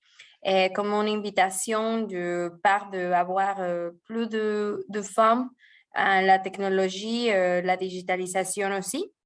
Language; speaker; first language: French; non-native, fluent; Spanish